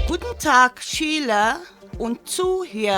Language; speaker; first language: German; non-native, fluent; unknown